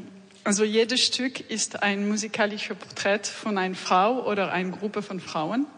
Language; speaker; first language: German; non-native, learner; French